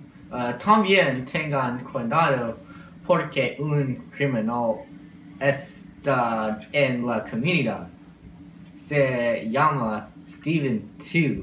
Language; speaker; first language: Spanish; non-native, learner; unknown